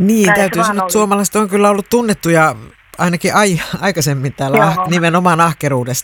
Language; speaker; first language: Finnish; native; Finnish